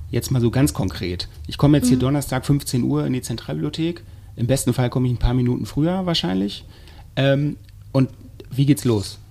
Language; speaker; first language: German; native; German